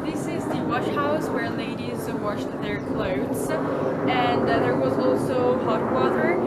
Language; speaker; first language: English; non-native, learner; Italian